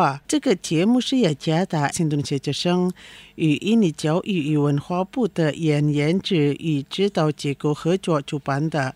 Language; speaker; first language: Chinese; non-native, fluent; Indonesian